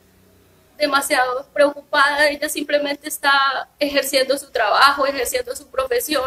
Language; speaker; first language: Spanish; native; Spanish